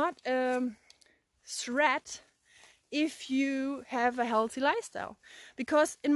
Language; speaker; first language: English; non-native, fluent; German